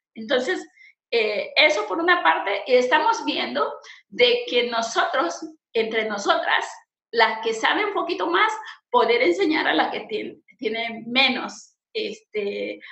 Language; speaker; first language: Spanish; native; Spanish